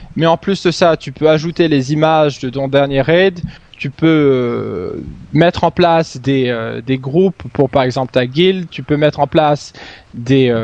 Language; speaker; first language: French; non-native, fluent; Swedish